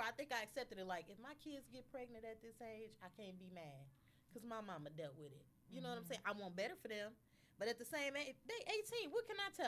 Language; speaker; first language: English; native; English